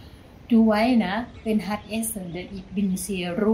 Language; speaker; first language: German; non-native, learner; Thai